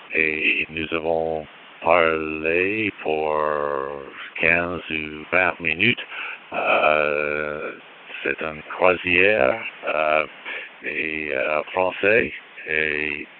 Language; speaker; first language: French; non-native, learner; English